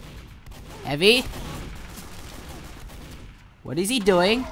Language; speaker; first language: English; native; English